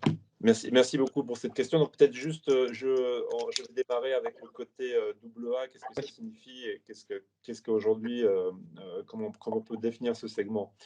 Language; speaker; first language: French; native; French